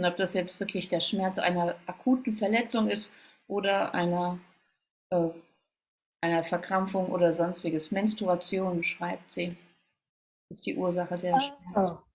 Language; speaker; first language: German; native; German